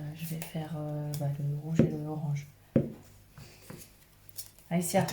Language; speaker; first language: French; native; French